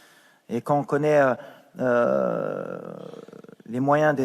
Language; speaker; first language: French; native; French